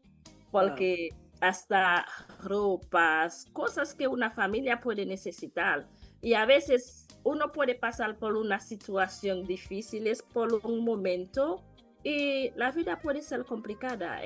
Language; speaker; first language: Spanish; non-native, learner; Haitian Creole